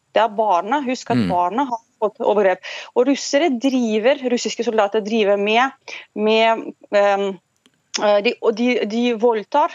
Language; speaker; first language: Norwegian; non-native, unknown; Russian